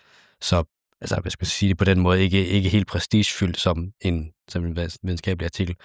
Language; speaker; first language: Danish; native; Danish